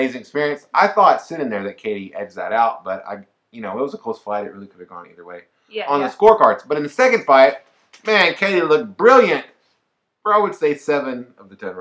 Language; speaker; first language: English; native; English